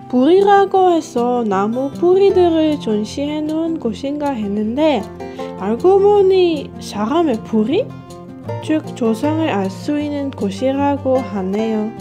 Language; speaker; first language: Korean; non-native, fluent; Dutch